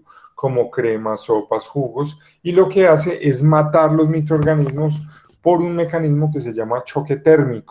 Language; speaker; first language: Spanish; native; Spanish